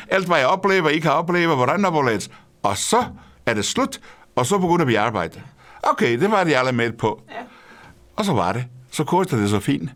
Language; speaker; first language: Danish; non-native, fluent; Portuguese